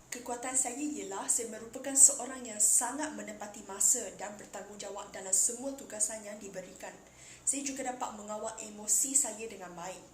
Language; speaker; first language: Malay; non-native, local second language; Chinese